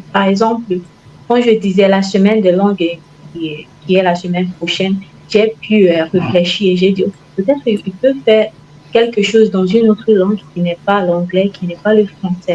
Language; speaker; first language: French; non-native, fluent; Igbo